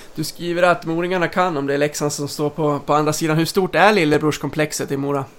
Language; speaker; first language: Swedish; native; Swedish